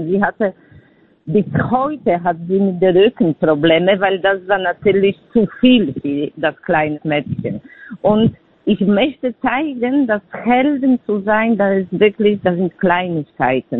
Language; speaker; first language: German; non-native, fluent; Polish